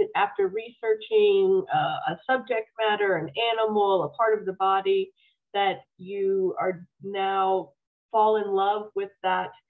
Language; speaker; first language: English; native; English